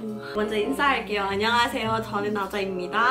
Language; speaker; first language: Korean; non-native, learner; Malay